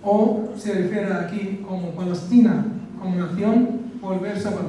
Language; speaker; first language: Spanish; non-native, fluent; Arabic